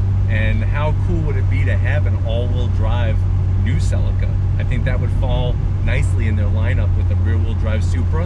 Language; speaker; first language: English; native; English